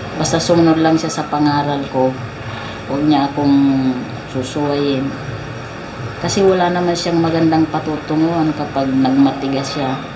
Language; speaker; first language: Filipino; native; Filipino